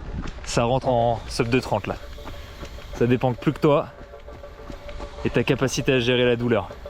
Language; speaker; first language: French; native; French